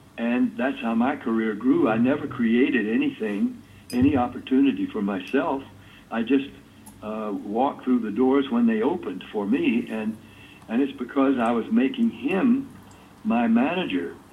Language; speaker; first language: English; native; English